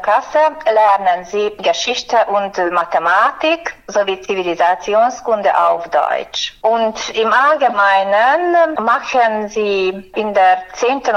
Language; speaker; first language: German; non-native, fluent; Hungarian